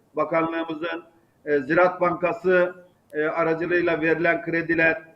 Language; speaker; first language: Turkish; native; Turkish